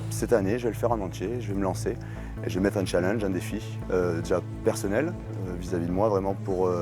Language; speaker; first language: French; native; French